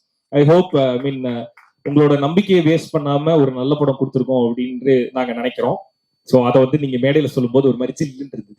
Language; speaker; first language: Tamil; native; Tamil